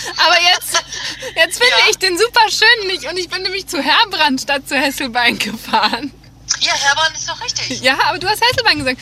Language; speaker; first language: German; native; German